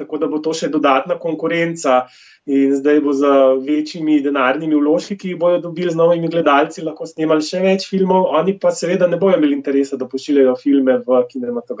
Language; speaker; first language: Slovenian; native; Slovenian